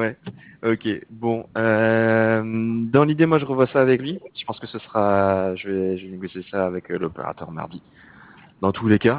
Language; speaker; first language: French; native; French